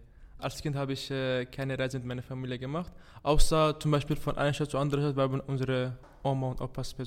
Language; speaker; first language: German; non-native, fluent; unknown